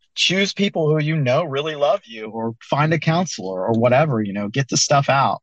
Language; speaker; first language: English; native; English